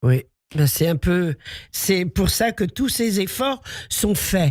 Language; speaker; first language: French; native; French